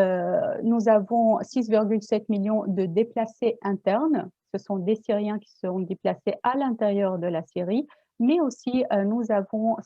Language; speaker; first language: French; non-native, fluent; Arabic